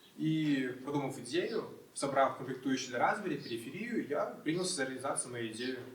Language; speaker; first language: Russian; native; Russian